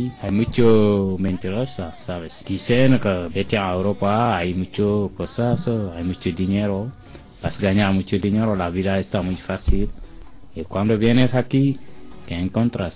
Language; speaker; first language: Spanish; non-native, learner; French